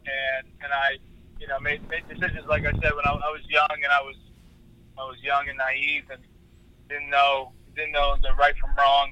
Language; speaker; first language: English; native; English